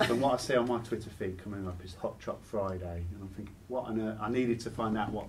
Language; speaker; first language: English; native; English